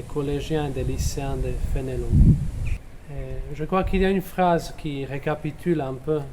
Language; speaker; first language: French; non-native, fluent; Croatian